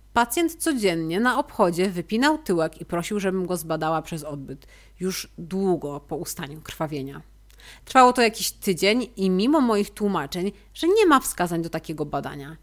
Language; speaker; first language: Polish; native; Polish